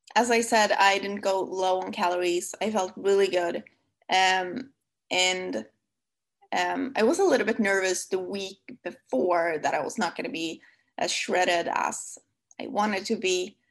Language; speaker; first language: English; non-native, fluent; Swedish